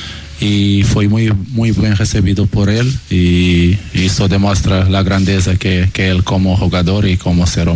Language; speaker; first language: Spanish; non-native, fluent; Portuguese